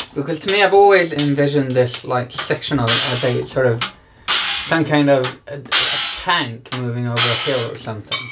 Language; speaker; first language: English; non-native, fluent; Swedish